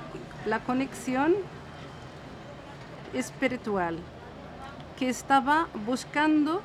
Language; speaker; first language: Spanish; non-native, fluent; Arabic